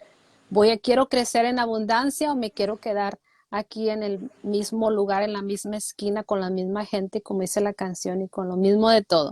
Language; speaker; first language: Spanish; native; Spanish